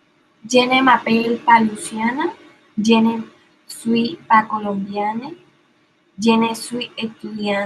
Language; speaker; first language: French; non-native, learner; Spanish